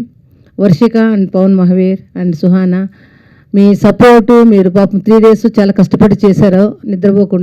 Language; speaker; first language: Telugu; native; Telugu